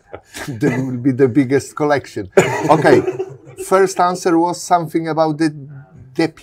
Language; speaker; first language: English; non-native, learner; Polish